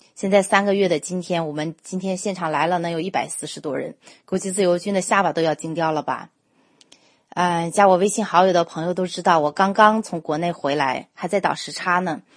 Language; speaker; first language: Chinese; native; Chinese